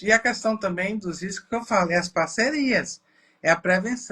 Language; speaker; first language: Portuguese; native; Portuguese